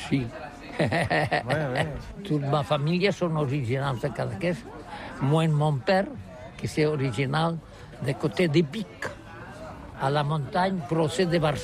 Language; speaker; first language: French; non-native, learner; Catalan